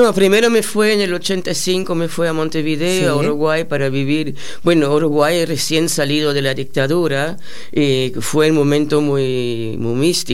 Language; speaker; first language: Spanish; non-native, fluent; German